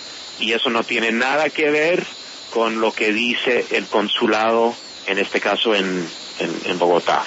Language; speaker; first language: Spanish; non-native, fluent; English